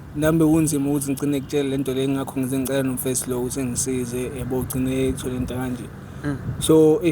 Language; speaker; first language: Zulu; native; Zulu